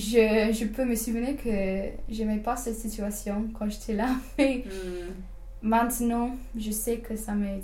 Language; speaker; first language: French; non-native, fluent; English